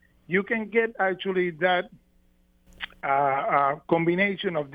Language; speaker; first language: English; non-native, fluent; Spanish